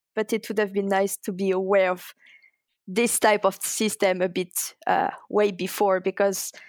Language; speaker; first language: English; non-native, fluent; French